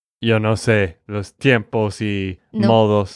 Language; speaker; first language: Spanish; non-native, fluent; English